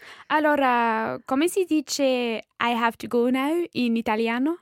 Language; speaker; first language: Italian; non-native, learner; English